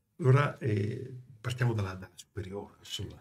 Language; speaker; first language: Italian; native; Italian